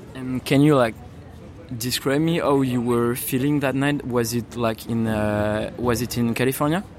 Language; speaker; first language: English; non-native, learner; French